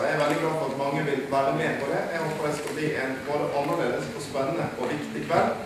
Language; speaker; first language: Norwegian; native; Norwegian